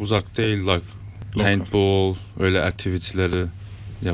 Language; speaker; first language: Turkish; early bilingual, heritage; Turkish